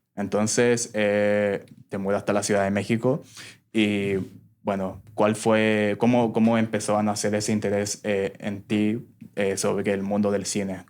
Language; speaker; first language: Spanish; native; Spanish